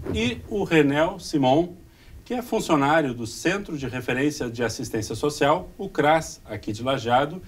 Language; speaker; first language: Portuguese; native; Portuguese